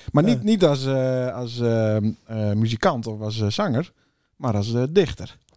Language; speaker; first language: Dutch; native; Dutch